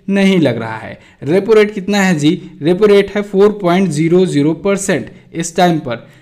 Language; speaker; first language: Hindi; native; Hindi